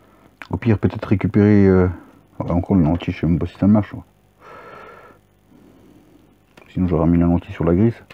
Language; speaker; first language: French; native; French